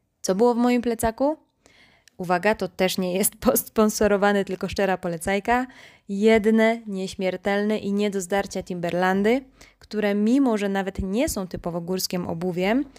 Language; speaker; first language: Polish; native; Polish